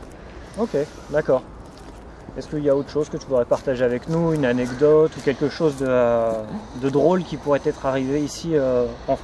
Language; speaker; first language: French; native; French